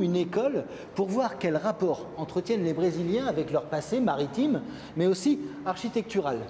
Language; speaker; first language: French; native; French